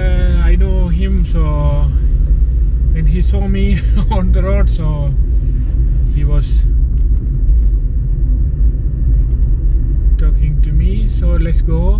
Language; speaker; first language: English; non-native, fluent; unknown